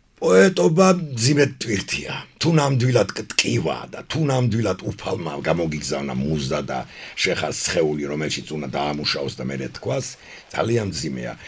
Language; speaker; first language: Georgian; non-native, local second language; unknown